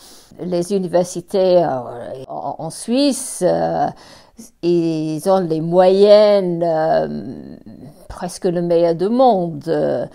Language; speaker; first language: French; non-native, fluent; English